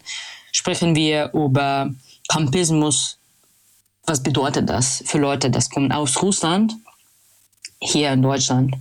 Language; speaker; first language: German; non-native, fluent; Russian